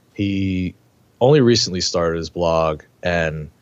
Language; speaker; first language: English; native; English